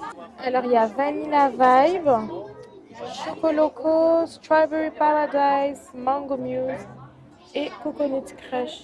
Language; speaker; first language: French; native; French